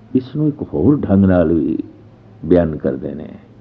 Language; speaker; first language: Hindi; non-native, local second language; Punjabi